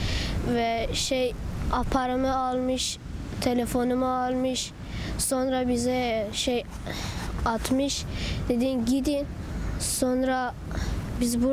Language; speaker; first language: Turkish; non-native, learner; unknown